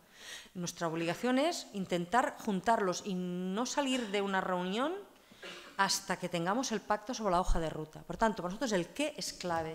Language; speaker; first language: Spanish; non-native, local second language; Catalan